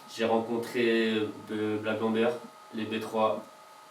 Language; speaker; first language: French; native; French